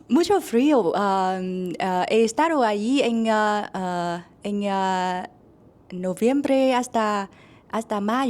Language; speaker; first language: Spanish; non-native, learner; Vietnamese